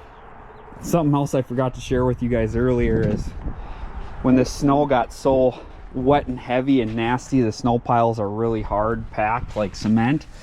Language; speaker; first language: English; native; English